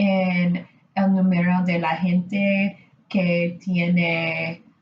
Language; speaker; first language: Spanish; non-native, learner; English